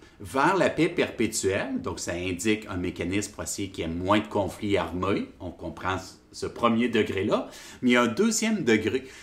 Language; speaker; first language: French; native; French